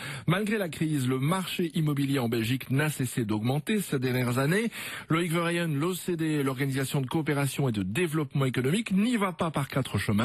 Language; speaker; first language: French; native; French